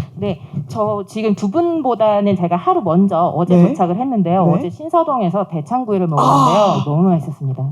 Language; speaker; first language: Korean; native; Korean